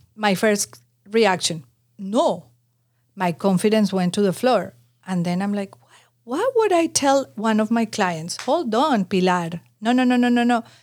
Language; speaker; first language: English; non-native, fluent; Spanish